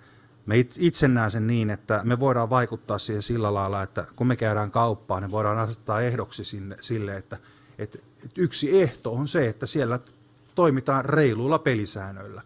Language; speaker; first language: Finnish; native; Finnish